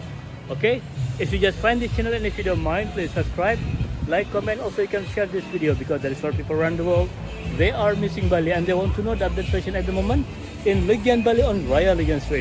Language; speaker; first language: English; non-native, fluent; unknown